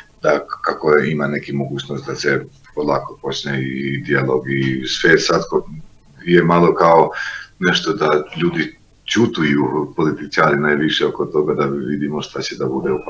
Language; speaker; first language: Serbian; non-native, local second language; Albanian